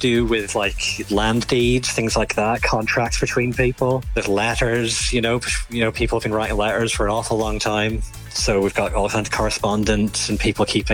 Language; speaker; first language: English; native; English